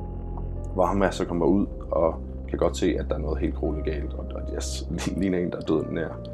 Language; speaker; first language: Danish; native; Danish